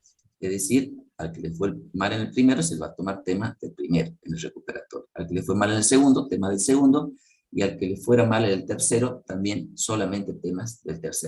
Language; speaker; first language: Spanish; native; Spanish